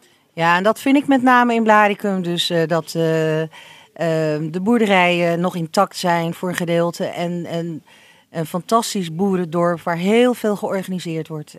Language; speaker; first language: Dutch; native; Dutch